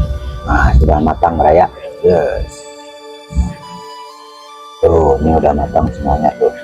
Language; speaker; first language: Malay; non-native, local second language; Sundanese